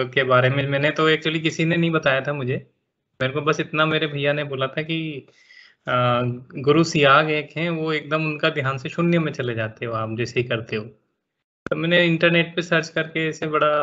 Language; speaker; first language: Hindi; native; Hindi